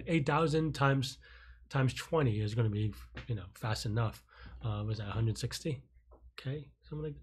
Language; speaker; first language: English; native; English